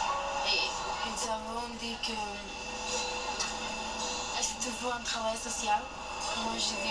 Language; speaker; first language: French; non-native, learner; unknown